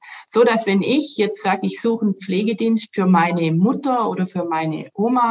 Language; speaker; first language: German; native; German